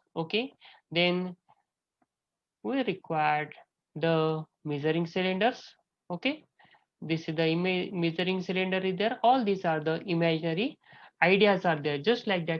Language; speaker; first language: English; non-native, local second language; Marathi